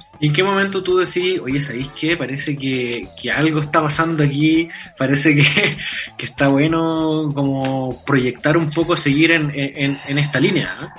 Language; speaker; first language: Spanish; native; Spanish